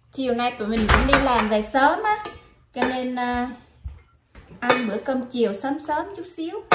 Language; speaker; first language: Vietnamese; native; Vietnamese